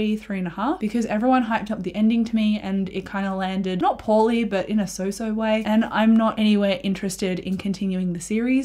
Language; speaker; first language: English; native; English